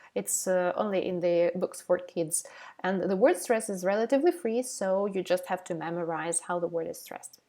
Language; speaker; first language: English; non-native, fluent; Ukrainian